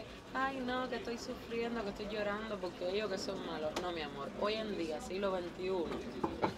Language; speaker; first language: Spanish; native; Spanish